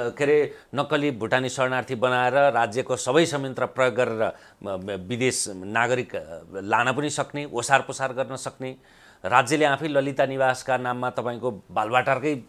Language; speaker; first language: Nepali; native; Nepali